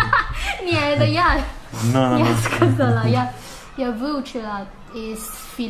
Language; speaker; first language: Russian; non-native, fluent; Chinese